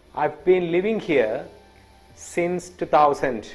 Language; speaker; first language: English; non-native, local second language; Malayalam